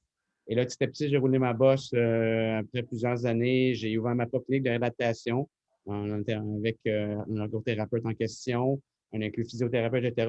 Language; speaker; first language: French; native; French